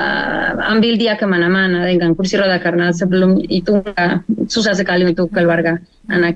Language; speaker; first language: Indonesian; non-native, learner; Spanish